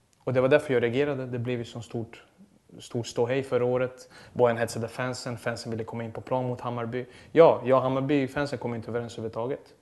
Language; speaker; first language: Swedish; early bilingual, other home language; Serbian